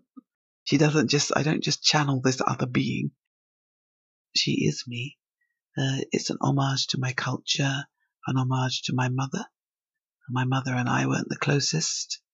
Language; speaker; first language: English; native; English